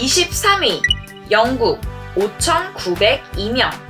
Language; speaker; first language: Korean; native; Korean